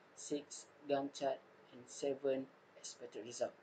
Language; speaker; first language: English; non-native, local second language; Malay